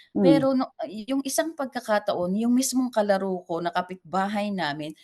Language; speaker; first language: Filipino; native; Filipino